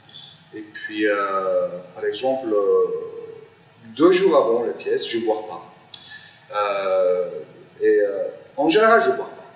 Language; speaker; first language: French; non-native, fluent; Turkish